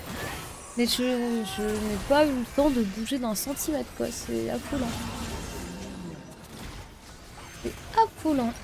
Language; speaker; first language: French; native; French